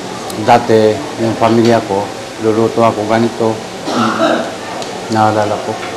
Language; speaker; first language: Filipino; non-native, learner; Japanese